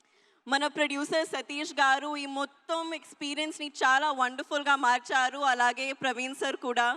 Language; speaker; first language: Telugu; non-native, learner; Hindi